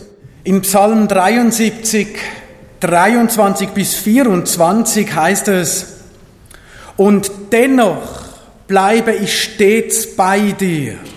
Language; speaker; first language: German; native; German